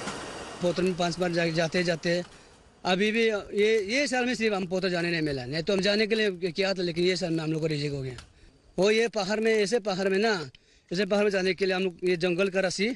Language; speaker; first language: Hindi; non-native, learner; Tibetan